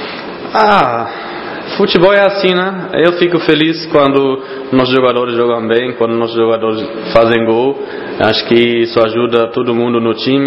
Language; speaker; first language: Portuguese; non-native, fluent; German